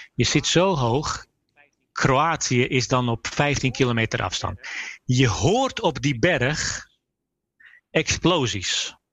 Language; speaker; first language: Dutch; early bilingual, other home language; Bosnian